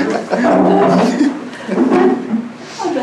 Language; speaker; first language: French; native; French